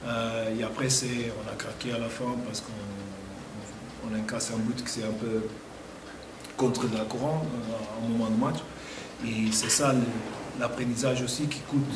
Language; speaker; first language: French; non-native, fluent; Portuguese